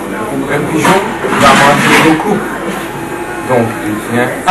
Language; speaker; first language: French; non-native, learner; Dutch